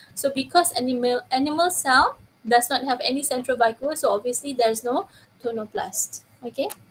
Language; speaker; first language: English; non-native, local second language; Malay